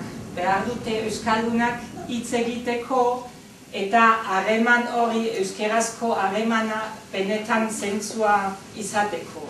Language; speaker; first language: Basque; non-native, fluent; German